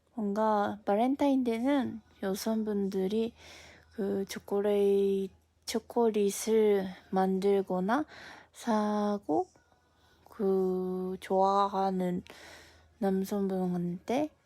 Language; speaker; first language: Korean; non-native, fluent; Japanese